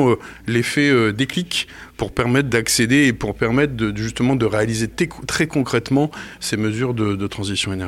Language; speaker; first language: French; native; French